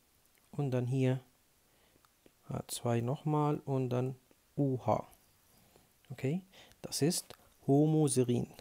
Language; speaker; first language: German; non-native, fluent; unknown